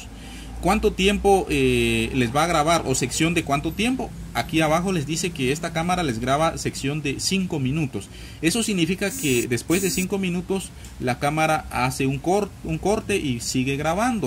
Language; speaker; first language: Spanish; native; Spanish